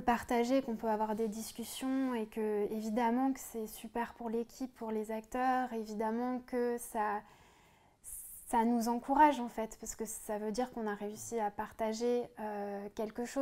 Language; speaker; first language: French; native; French